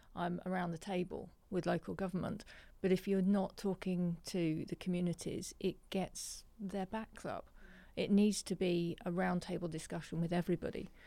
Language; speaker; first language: English; native; English